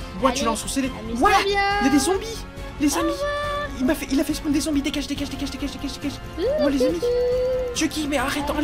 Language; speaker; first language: French; native; French